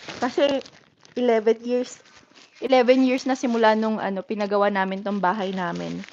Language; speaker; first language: Filipino; native; Filipino